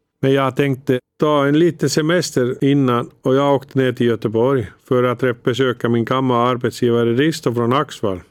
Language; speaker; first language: Swedish; non-native, fluent; Finnish